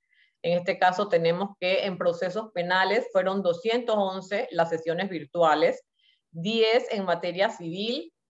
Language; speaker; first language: Spanish; native; Spanish